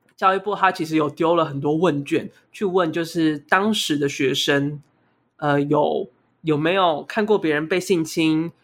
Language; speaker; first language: Chinese; native; Chinese